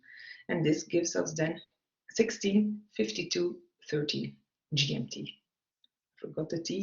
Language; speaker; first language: English; non-native, fluent; Dutch